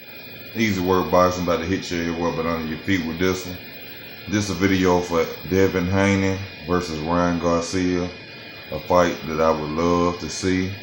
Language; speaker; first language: English; native; English